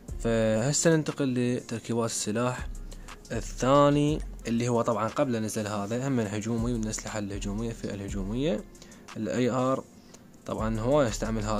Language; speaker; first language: Arabic; native; Arabic